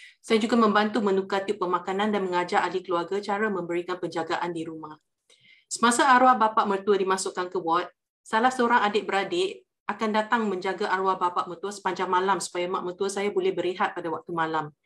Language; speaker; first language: Malay; non-native, local second language; Chinese